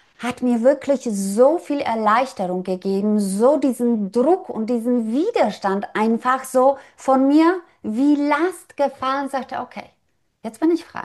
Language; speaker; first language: German; non-native, fluent; Polish